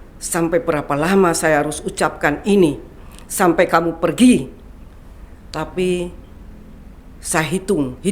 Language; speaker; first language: Indonesian; non-native, local second language; Javanese